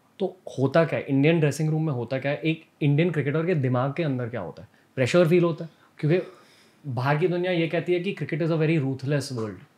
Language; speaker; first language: Hindi; native; Hindi